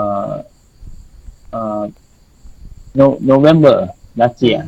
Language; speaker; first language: English; non-native, learner; Thai